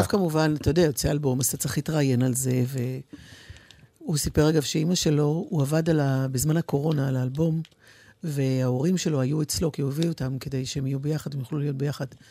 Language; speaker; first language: Hebrew; native; Hebrew